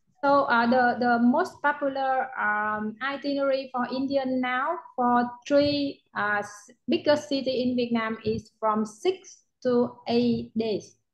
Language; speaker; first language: English; non-native, learner; Vietnamese